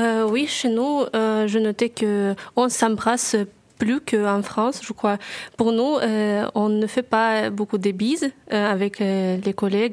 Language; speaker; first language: French; non-native, learner; Russian